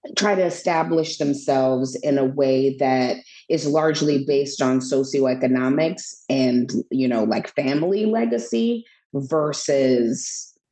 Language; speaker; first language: English; native; English